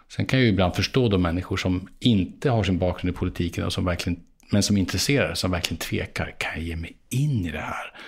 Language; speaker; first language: Swedish; native; Swedish